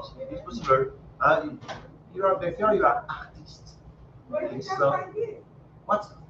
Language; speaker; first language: English; non-native, learner; French